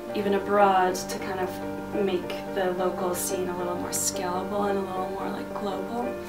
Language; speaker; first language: English; native; English